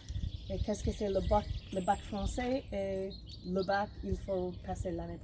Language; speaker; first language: French; non-native, fluent; English